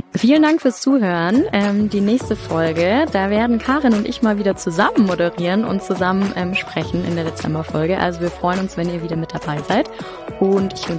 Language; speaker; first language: German; native; German